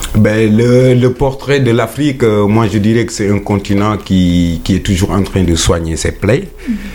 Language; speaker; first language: French; non-native, local second language; Wolof